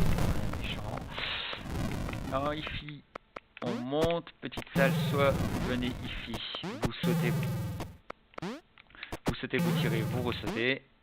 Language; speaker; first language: French; native; French